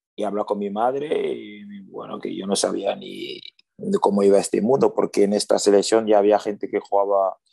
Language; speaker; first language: Spanish; early bilingual, other home language; French